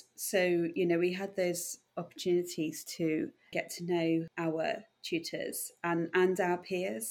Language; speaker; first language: English; native; English